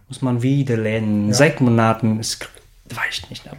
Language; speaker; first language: German; non-native, learner; Vietnamese